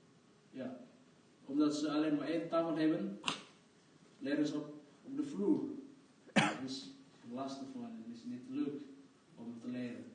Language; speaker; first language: Dutch; non-native, fluent; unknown